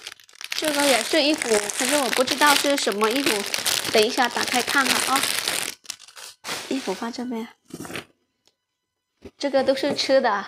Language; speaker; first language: Chinese; non-native, fluent; Lao